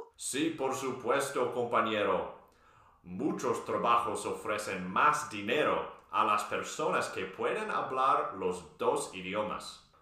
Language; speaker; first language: Spanish; non-native, fluent; English